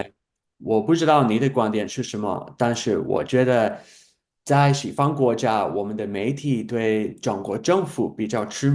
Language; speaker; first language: Chinese; non-native, fluent; English